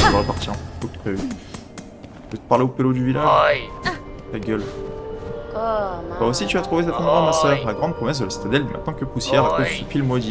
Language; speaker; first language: French; native; French